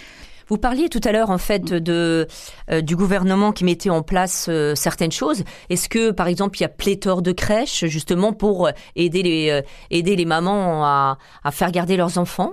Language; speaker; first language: French; native; French